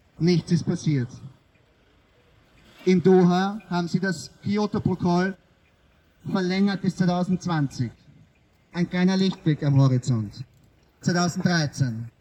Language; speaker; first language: German; native; German